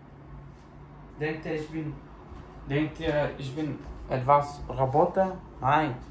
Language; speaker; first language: German; non-native, learner; Bulgarian